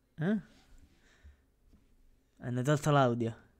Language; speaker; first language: Italian; native; Italian